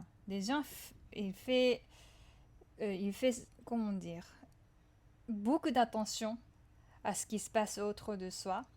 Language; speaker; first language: French; non-native, fluent; Japanese